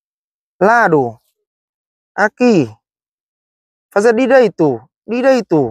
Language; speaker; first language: Portuguese; non-native, learner; Vietnamese